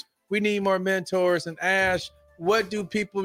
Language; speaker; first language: English; native; English